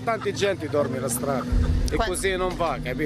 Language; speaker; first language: Italian; non-native, learner; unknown